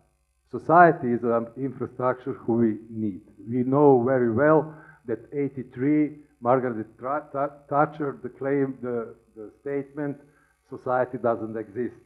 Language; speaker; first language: English; non-native, learner; Serbian